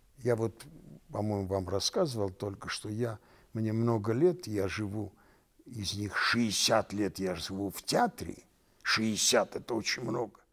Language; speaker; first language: Russian; non-native, local second language; Armenian